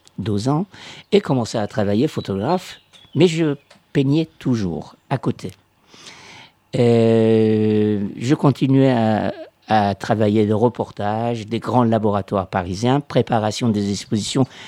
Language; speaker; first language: French; non-native, fluent; Persian